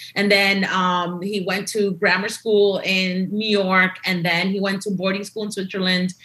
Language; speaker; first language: English; early bilingual, other home language; Spanish